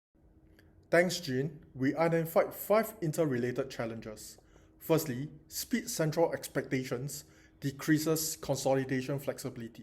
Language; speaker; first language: English; non-native, learner; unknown